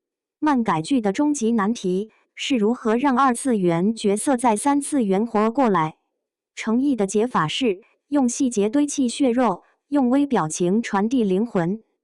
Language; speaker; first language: Chinese; native; Chinese